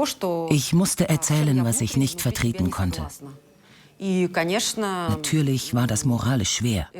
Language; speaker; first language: German; non-native, fluent; Russian